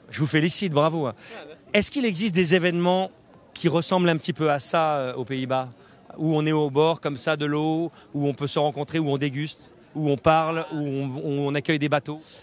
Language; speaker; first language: French; native; French